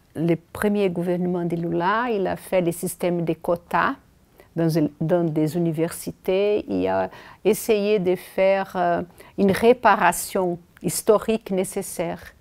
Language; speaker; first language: French; non-native, fluent; Portuguese